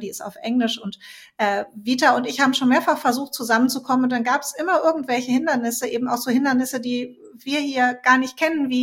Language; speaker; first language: German; native; German